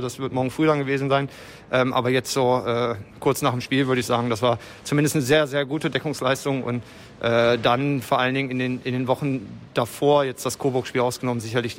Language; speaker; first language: German; native; German